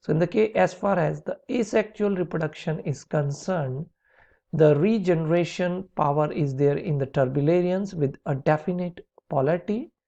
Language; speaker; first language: English; non-native, local second language; Hindi